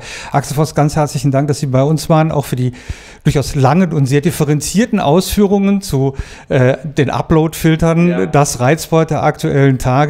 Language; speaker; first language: German; native; German